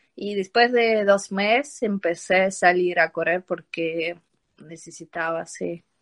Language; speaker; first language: Spanish; non-native, learner; Ukrainian